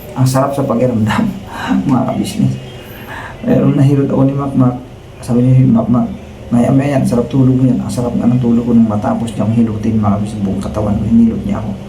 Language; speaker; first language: Filipino; non-native, local second language; Cebuano